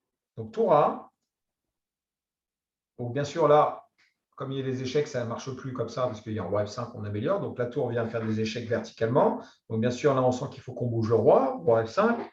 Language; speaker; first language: French; native; French